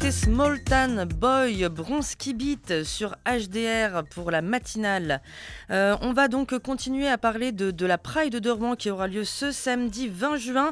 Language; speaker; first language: French; native; French